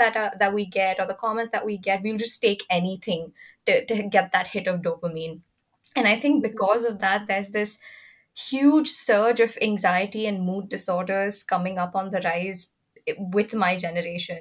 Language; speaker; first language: English; non-native, local second language; Hindi